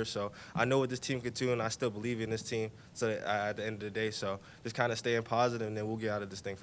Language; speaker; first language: English; native; English